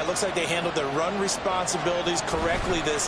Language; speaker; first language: English; native; English